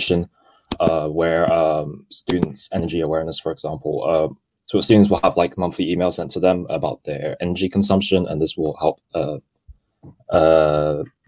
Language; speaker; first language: English; non-native, local second language; Cantonese